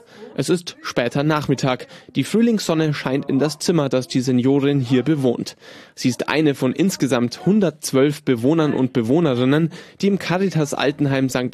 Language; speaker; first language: German; native; German